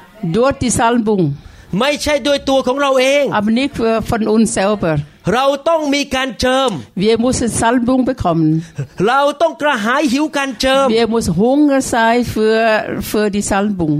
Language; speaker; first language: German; non-native, learner; Thai